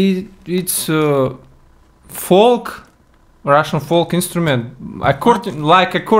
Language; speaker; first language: English; non-native, learner; Russian